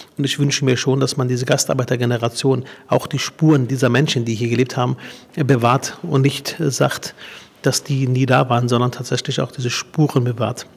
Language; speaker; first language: German; early bilingual, other home language; Arabic